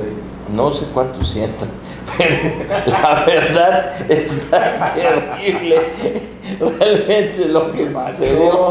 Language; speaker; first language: Spanish; native; Spanish